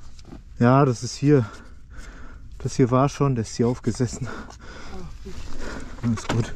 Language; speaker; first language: German; native; German